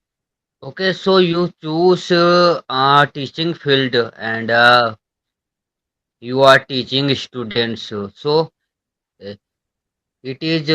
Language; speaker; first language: English; non-native, learner; Hindi